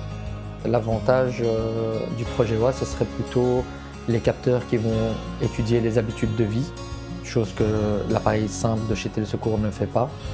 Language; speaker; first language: French; native; French